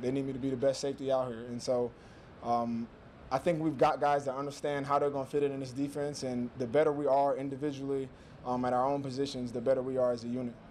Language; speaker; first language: English; native; English